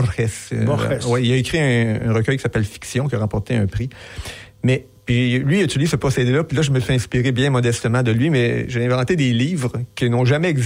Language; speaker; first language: French; native; French